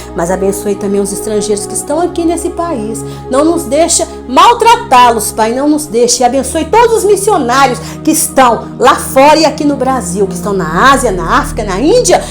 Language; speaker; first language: Portuguese; native; Portuguese